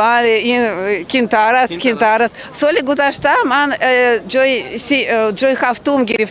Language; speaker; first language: Persian; non-native, learner; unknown